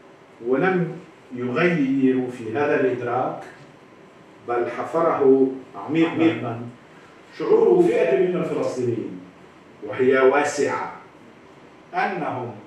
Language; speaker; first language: Arabic; native; Arabic